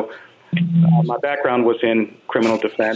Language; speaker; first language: English; native; English